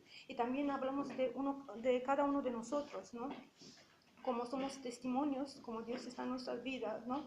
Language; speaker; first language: Spanish; non-native, fluent; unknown